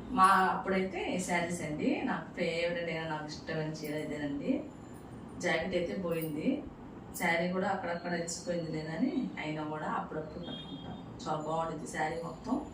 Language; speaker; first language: Telugu; non-native, local second language; Urdu